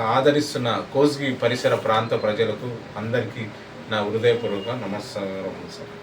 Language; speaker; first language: Telugu; native; Telugu